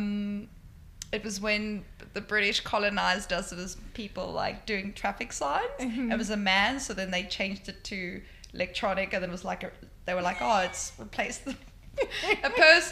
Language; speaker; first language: English; native; English